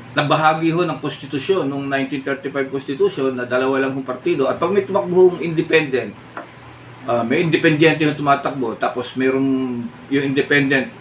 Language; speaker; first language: Filipino; native; Filipino